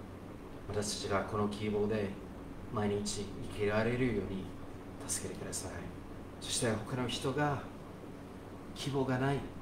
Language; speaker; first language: Japanese; non-native, fluent; English